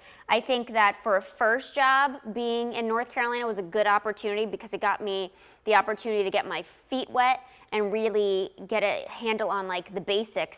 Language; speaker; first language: English; native; English